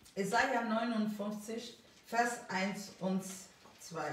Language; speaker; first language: German; non-native, fluent; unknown